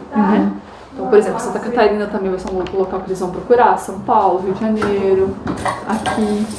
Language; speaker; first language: Portuguese; native; Portuguese